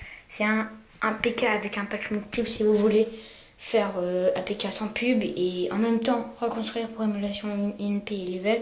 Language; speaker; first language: French; native; French